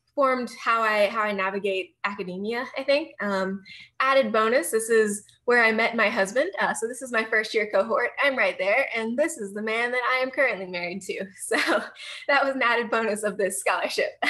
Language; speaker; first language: English; native; English